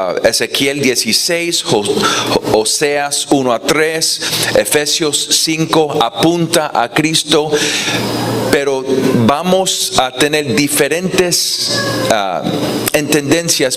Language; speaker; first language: Spanish; non-native, fluent; English